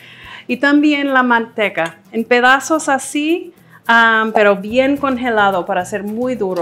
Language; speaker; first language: Spanish; non-native, fluent; English